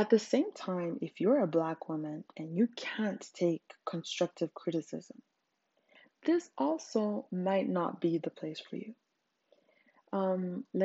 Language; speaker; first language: English; non-native, local second language; Shona